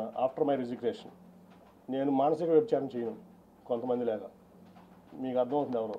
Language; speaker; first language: Telugu; native; Telugu